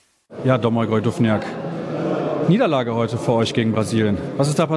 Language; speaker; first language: German; native; German